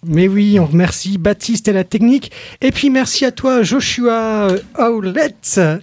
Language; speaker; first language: French; native; French